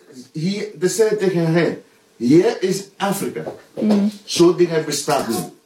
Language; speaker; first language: Dutch; non-native, learner; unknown